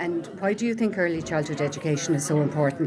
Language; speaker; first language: English; native; English